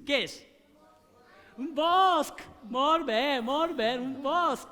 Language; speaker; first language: Catalan; non-native, learner; Chinese